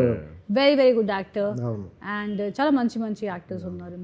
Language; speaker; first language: Telugu; non-native, learner; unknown